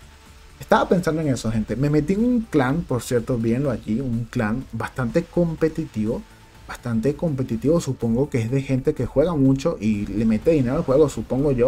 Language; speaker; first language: Spanish; native; Spanish